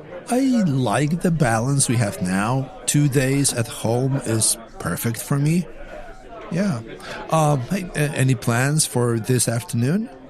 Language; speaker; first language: English; non-native, fluent; Polish